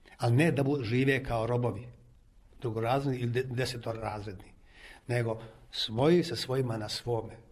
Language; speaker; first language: Croatian; native; Croatian